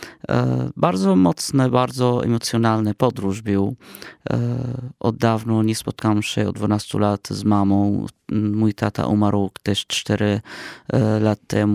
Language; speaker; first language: Polish; non-native, fluent; Arabic